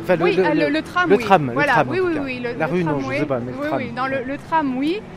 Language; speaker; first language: French; native; French